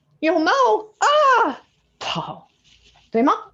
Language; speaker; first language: Chinese; non-native, fluent; English